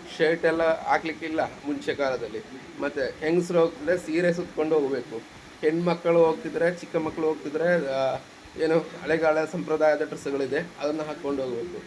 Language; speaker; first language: Kannada; non-native, local second language; Malayalam